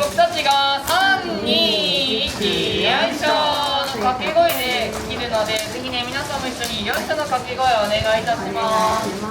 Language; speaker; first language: Japanese; native; Japanese